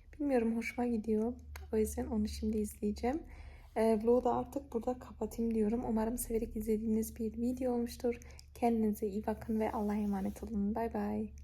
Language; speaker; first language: Turkish; early bilingual, heritage; Turkish